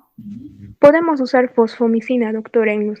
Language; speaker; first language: Spanish; native; Spanish